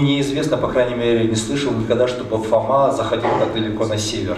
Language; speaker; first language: Russian; native; Russian